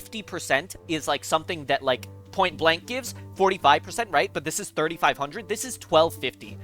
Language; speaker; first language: English; native; English